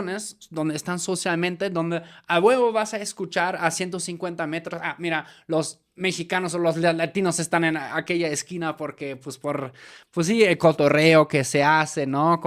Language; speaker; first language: Spanish; native; Spanish